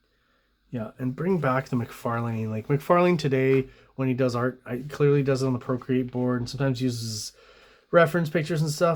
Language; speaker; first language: English; native; English